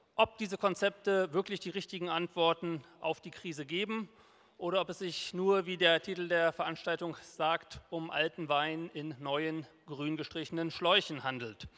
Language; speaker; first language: German; native; German